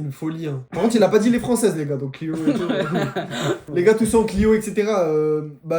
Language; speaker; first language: French; native; French